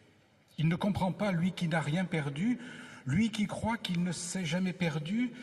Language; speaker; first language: French; native; French